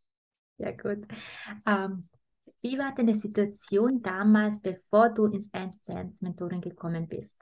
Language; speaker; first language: German; native; German